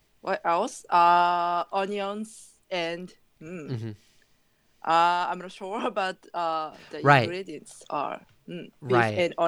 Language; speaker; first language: English; non-native, learner; Japanese